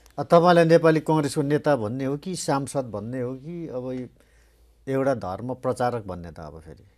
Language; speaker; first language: Nepali; native; Nepali